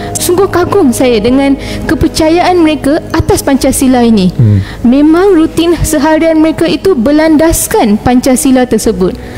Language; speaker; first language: Malay; non-native, local second language; Tamil